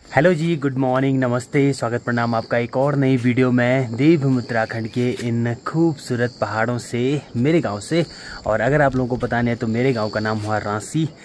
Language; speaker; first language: Hindi; non-native, local second language; Garhwali